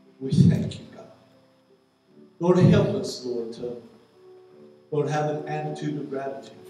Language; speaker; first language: English; native; English